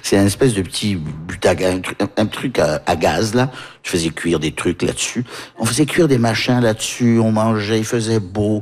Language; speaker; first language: French; early bilingual, other home language; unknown